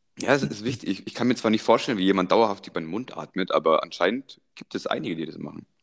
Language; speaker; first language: German; early bilingual, other home language; Croatian